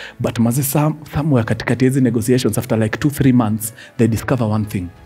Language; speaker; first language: English; non-native, local second language; Swahili